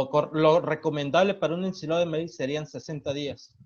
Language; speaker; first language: Spanish; native; Spanish